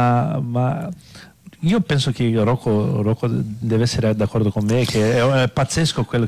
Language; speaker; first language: Italian; non-native, fluent; Portuguese